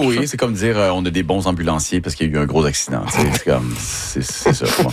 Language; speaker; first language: French; native; French